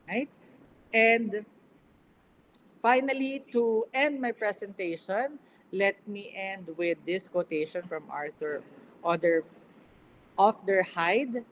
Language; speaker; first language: English; non-native, local second language; Filipino